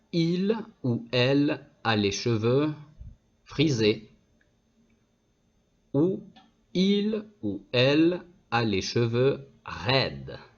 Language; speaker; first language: French; non-native, fluent; Spanish